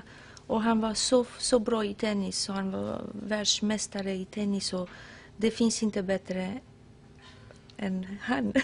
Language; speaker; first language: Swedish; non-native, fluent; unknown